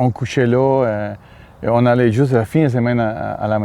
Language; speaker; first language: French; non-native, fluent; Spanish